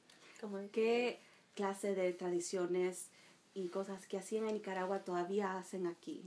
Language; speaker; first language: Spanish; non-native, learner; English